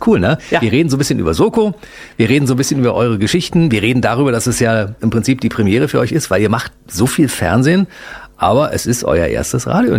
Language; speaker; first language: German; native; German